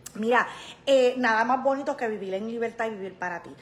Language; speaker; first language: Spanish; native; Spanish